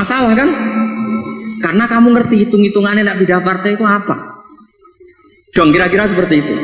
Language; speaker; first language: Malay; non-native, local second language; Javanese